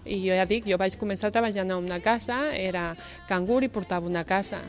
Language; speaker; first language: Catalan; non-native, fluent; Spanish